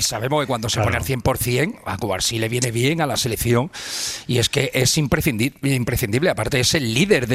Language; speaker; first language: Spanish; native; Spanish